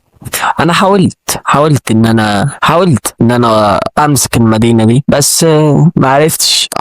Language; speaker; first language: Arabic; native; Arabic